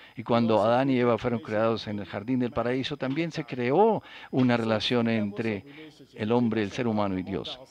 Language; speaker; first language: Spanish; non-native, fluent; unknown